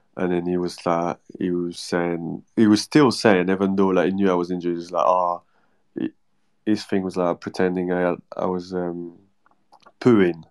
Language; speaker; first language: English; non-native, fluent; French